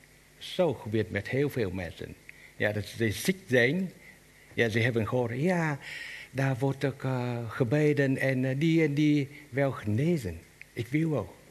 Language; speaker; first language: Dutch; non-native, learner; Vietnamese